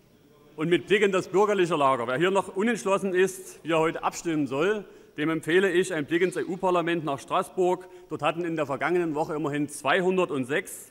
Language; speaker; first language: German; native; German